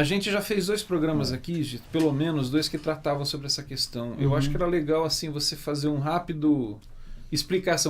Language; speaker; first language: Portuguese; native; Portuguese